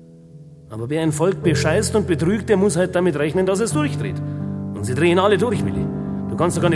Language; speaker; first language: German; native; German